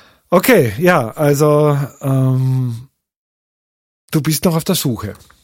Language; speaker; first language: German; native; German